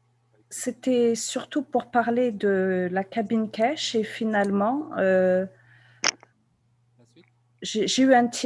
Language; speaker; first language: French; non-native, local second language; Kabyle